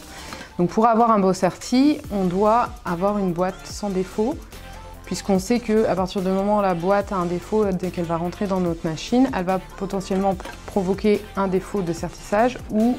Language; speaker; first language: French; native; French